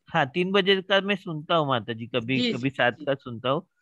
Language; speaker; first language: Hindi; non-native, local second language; Marathi